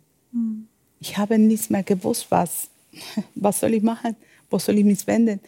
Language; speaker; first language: German; non-native, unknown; Spanish